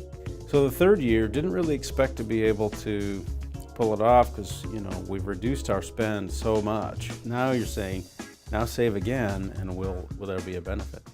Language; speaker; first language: English; native; English